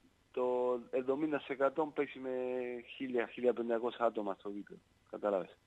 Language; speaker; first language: Greek; non-native, learner; Spanish